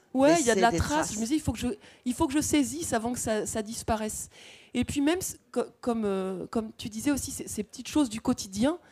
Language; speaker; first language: French; native; French